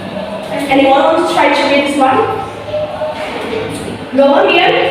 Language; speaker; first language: English; non-native, fluent; Indonesian